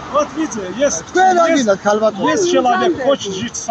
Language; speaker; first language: Russian; non-native, learner; Azerbaijani